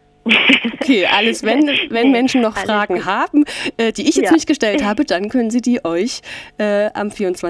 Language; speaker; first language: German; native; German